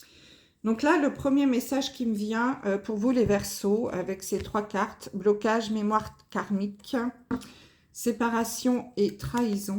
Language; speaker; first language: French; native; French